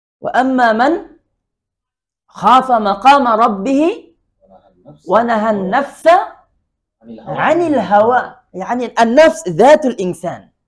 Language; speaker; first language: Arabic; non-native, fluent; Bangla